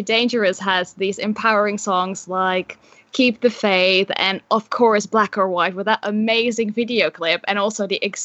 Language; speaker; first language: English; non-native, fluent; Dutch